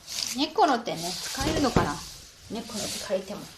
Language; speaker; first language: Japanese; native; Japanese